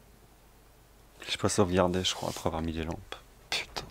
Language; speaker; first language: French; native; French